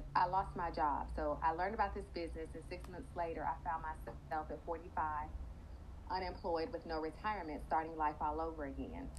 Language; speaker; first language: English; native; English